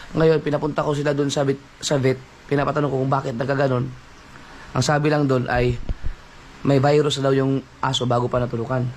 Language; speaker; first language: Filipino; non-native, local second language; Cebuano